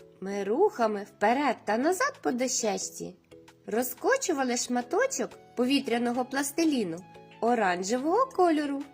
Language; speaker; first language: Ukrainian; native; Ukrainian